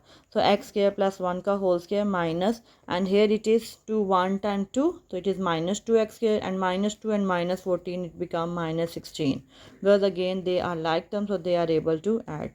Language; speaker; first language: English; non-native, local second language; Urdu